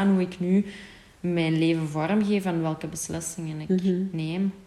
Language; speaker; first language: Dutch; native; Dutch